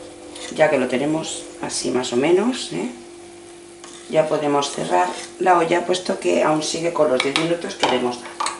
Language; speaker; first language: Spanish; native; Spanish